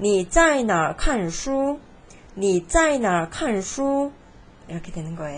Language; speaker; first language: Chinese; non-native, fluent; Korean